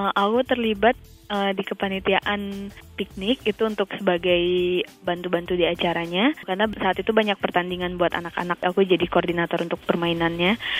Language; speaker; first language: Indonesian; native; Indonesian